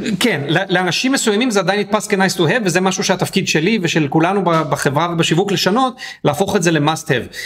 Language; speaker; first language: Hebrew; native; Hebrew